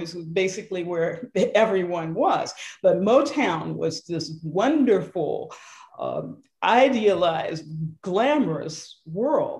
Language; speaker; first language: English; native; English